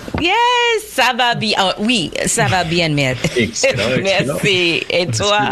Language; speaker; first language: French; non-native, learner; English